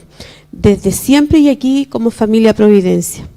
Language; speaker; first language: Spanish; native; Spanish